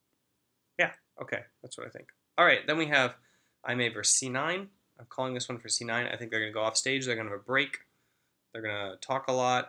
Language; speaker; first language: English; native; English